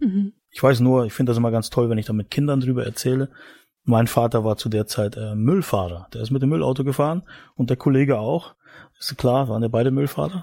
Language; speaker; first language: German; native; German